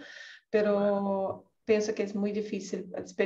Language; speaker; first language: Spanish; non-native, learner; Portuguese